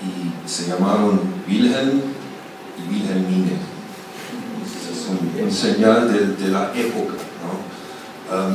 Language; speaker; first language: Spanish; non-native, fluent; German